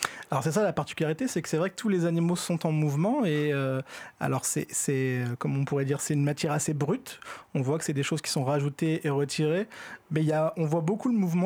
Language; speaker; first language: French; native; French